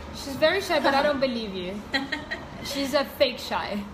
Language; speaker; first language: English; non-native, fluent; Russian